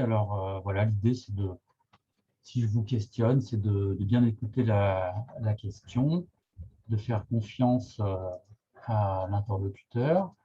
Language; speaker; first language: French; native; French